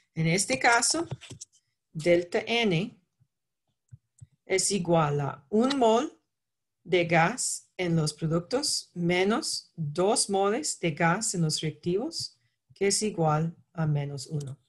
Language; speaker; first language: Spanish; non-native, fluent; English